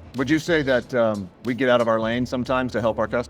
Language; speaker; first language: English; native; English